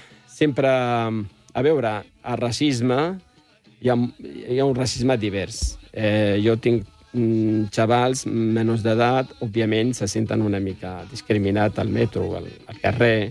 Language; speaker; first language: Catalan; non-native, fluent; Riffian